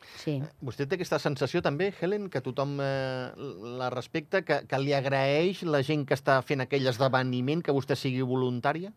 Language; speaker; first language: Catalan; native; Catalan